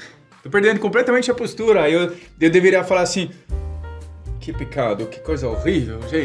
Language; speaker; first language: Portuguese; non-native, fluent; French